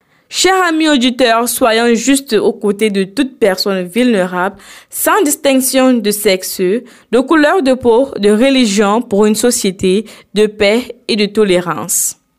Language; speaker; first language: French; non-native, local second language; Fula